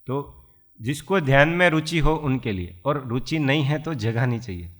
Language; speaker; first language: Hindi; non-native, local second language; Gujarati